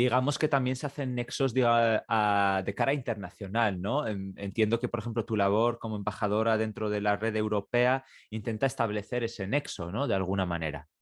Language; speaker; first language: Spanish; native; Spanish